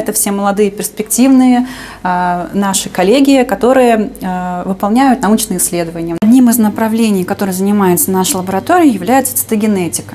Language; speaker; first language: Russian; native; Russian